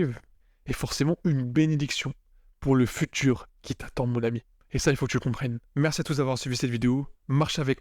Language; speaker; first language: French; native; French